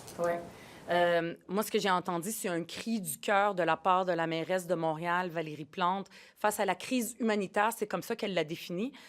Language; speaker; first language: French; early bilingual, other home language; Arabic